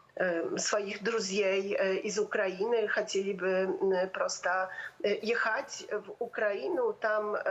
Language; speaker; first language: Russian; non-native, fluent; Polish